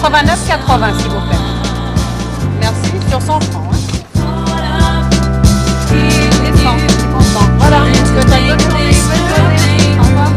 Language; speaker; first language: French; native; French